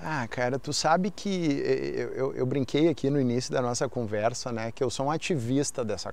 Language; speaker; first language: Portuguese; native; Portuguese